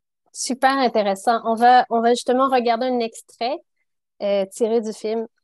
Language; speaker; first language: French; native; French